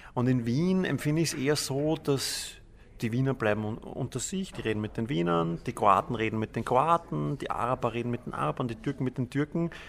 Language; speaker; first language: German; native; German